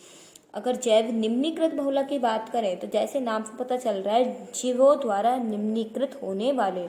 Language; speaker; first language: Hindi; native; Hindi